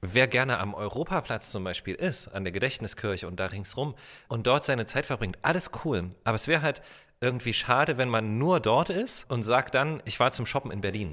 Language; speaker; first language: German; native; German